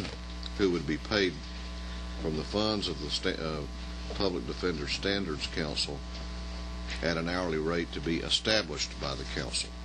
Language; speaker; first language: English; native; English